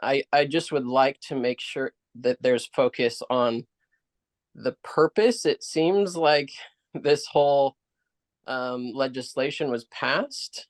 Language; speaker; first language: English; native; English